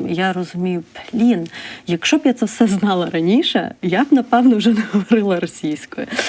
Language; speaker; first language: Ukrainian; non-native, local second language; Russian